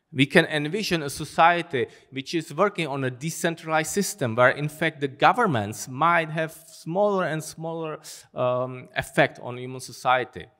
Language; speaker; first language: English; non-native, fluent; Czech